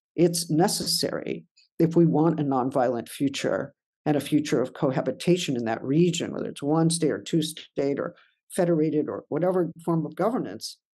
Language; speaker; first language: English; native; English